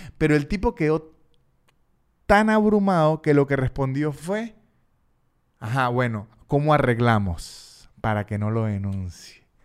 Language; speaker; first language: Spanish; native; Spanish